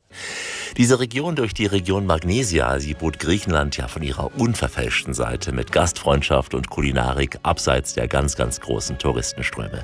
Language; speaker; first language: German; native; German